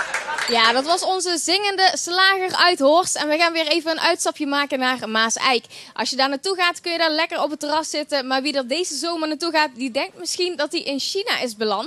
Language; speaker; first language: Dutch; native; Dutch